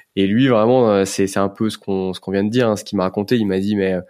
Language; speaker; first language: French; native; French